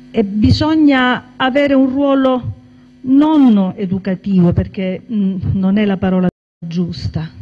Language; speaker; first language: Italian; native; Italian